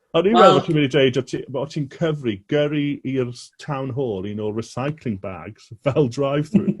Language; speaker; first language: Welsh; native; Welsh